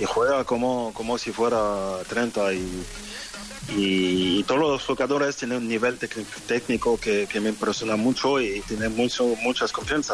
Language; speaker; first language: Spanish; non-native, fluent; French